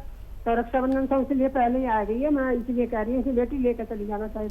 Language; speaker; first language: Hindi; native; Hindi